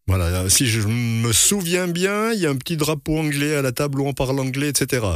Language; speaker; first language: French; native; French